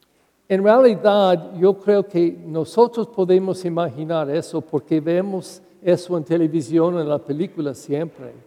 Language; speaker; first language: Spanish; non-native, learner; English